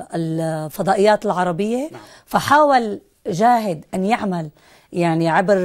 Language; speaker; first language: Arabic; native; Arabic